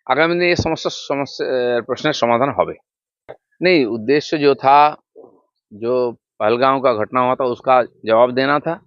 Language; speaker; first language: Hindi; non-native, local second language; Bangla